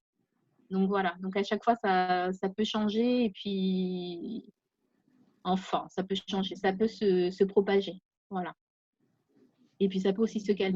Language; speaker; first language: French; native; French